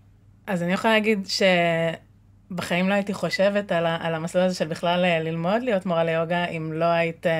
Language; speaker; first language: Hebrew; native; Hebrew